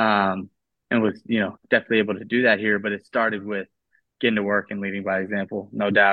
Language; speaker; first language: English; native; English